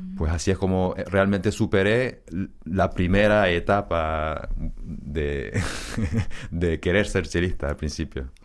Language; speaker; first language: Spanish; early bilingual, other home language; Korean